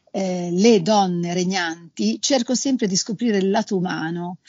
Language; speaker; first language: Italian; native; Italian